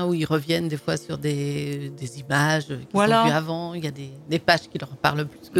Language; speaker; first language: French; native; French